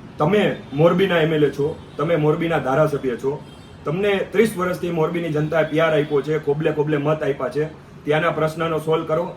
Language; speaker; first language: Gujarati; native; Gujarati